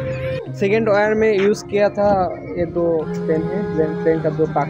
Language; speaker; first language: Hindi; non-native, learner; Bangla